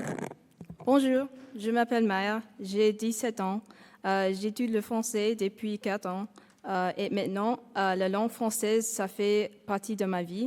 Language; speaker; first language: French; non-native, learner; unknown